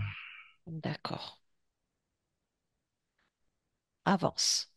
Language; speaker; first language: French; native; French